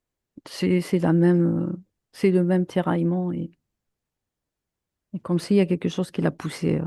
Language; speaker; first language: French; native; French